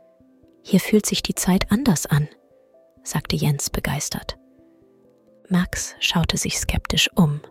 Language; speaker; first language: German; native; German